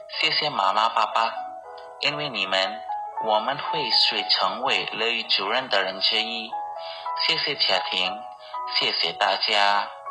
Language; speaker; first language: Chinese; non-native, learner; Indonesian